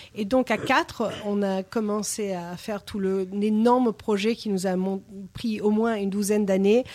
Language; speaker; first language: French; non-native, fluent; English